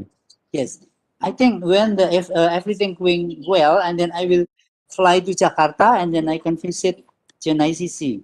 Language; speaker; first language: English; non-native, learner; Indonesian